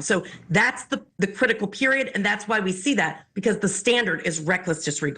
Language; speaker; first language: English; native; English